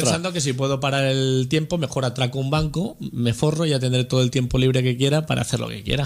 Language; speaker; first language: Spanish; native; Spanish